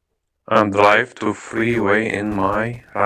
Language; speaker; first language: English; non-native, learner; Arabic